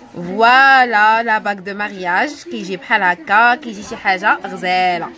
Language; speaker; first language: French; non-native, local second language; Arabic